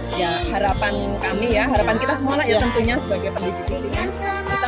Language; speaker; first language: Indonesian; native; Indonesian